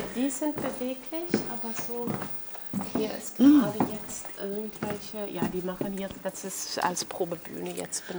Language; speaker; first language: German; non-native, fluent; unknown